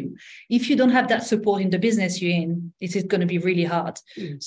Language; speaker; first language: English; non-native, fluent; French